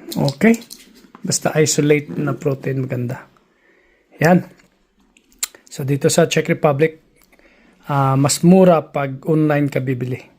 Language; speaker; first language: Filipino; native; Filipino